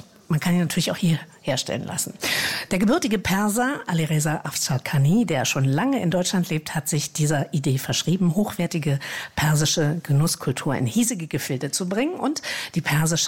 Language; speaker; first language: German; native; German